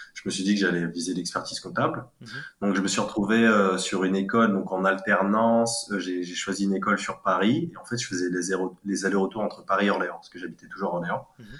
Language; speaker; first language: French; native; French